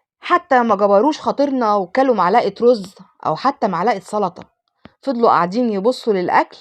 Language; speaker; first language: Egyptian Arabic; native; Egyptian Arabic